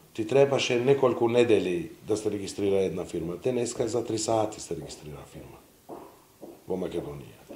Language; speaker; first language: Macedonian; non-native, local second language; Serbian